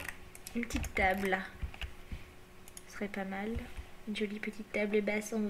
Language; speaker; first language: French; native; French